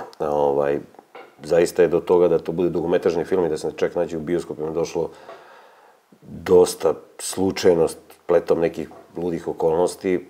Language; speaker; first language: Serbian; native; Serbian